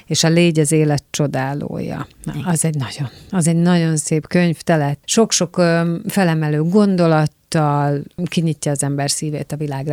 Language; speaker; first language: Hungarian; native; Hungarian